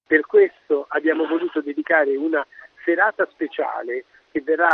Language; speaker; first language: Italian; native; Italian